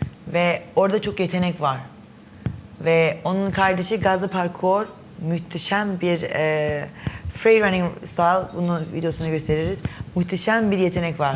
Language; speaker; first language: Turkish; early bilingual, heritage; Turkish